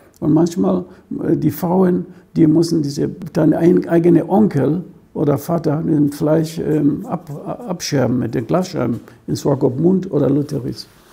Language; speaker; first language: German; non-native, fluent; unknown